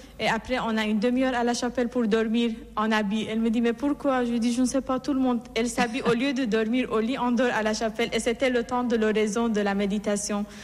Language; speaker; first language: French; non-native, fluent; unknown